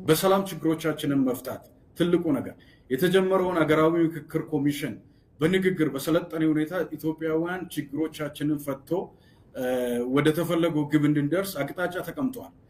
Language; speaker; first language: Amharic; non-native, local second language; Oromo